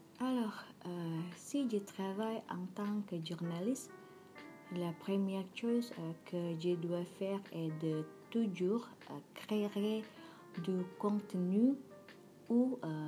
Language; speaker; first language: French; non-native, learner; Indonesian